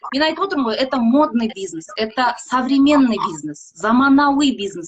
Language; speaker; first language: Russian; non-native, local second language; Kazakh